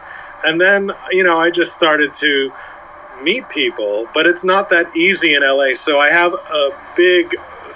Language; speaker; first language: English; native; English